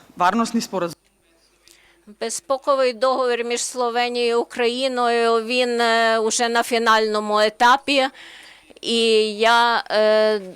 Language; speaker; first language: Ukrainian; non-native, learner; Slovenian